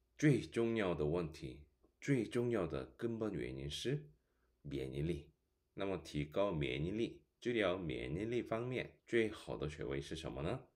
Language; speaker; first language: Chinese; non-native, fluent; Korean